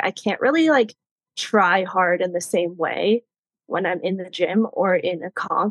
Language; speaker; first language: English; native; English